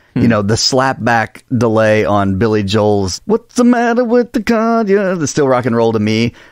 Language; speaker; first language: English; native; English